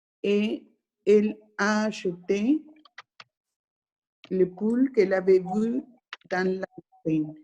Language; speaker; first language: French; non-native, learner; Spanish